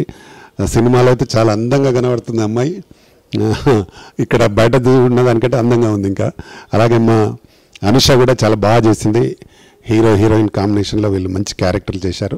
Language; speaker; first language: Telugu; native; Telugu